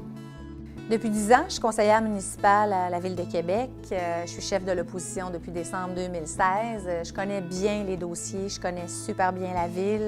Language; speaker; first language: French; native; French